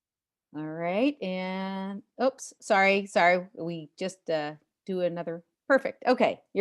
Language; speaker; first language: English; native; English